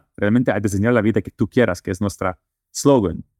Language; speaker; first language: Spanish; non-native, fluent; Dutch